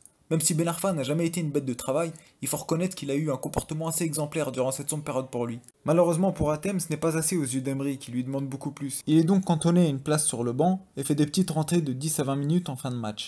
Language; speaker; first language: French; native; French